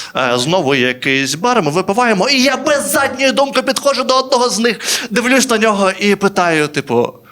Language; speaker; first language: Ukrainian; native; Ukrainian